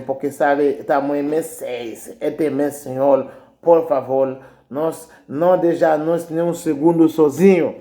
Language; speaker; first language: Portuguese; non-native, learner; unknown